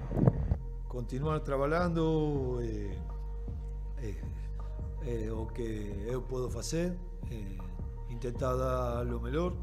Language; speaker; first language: Portuguese; non-native, learner; Spanish